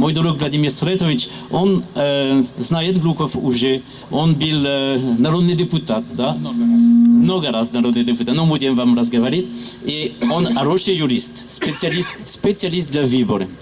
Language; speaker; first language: Russian; non-native, learner; French